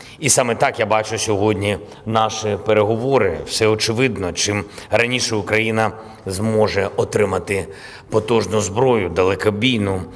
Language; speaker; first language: Ukrainian; non-native, local second language; Russian